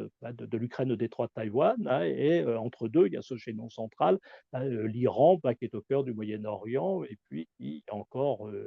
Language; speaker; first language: French; native; French